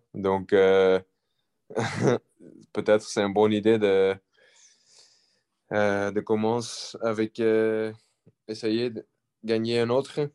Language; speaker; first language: French; non-native, local second language; Dutch